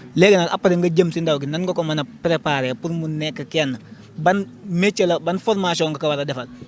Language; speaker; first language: Wolof; non-native, local second language; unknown